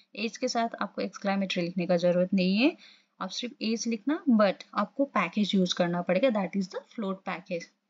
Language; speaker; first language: Hindi; non-native, local second language; Assamese